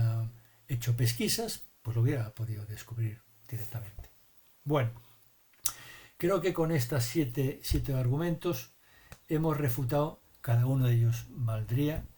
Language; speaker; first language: Spanish; native; Spanish